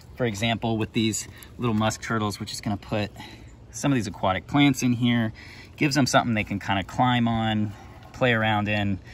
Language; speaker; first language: English; native; English